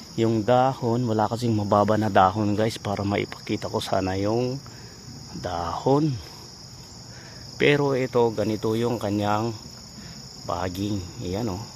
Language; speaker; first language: Filipino; non-native, local second language; Iloko